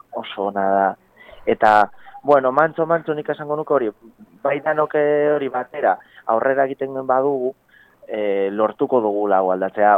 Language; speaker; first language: Basque; non-native, fluent; Galician